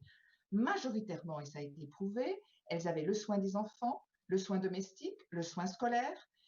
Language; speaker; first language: French; native; French